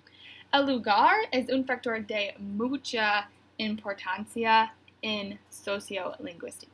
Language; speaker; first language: Spanish; non-native, learner; English